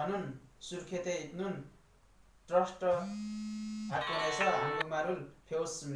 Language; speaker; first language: Korean; non-native, learner; Nepali